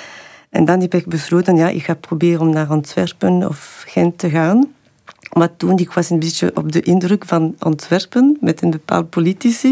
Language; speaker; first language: Dutch; non-native, local second language; French